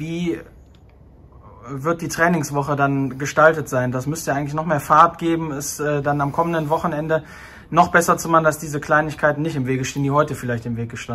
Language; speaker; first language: German; native; German